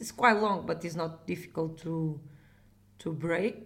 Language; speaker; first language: English; non-native, fluent; Portuguese